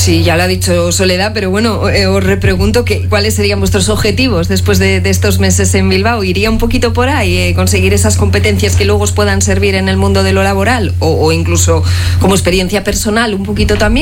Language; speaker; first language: Spanish; native; Spanish